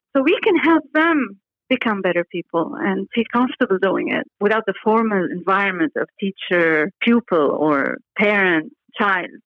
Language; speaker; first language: English; non-native, fluent; Arabic